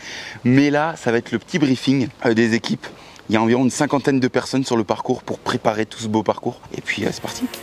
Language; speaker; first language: French; native; French